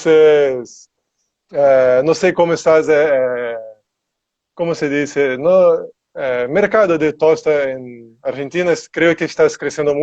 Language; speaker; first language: Spanish; non-native, learner; Portuguese